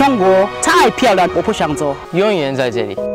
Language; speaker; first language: Chinese; non-native, learner; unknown